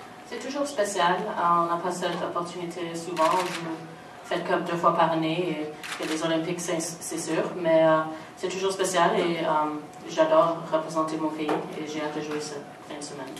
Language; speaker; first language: French; non-native, local second language; English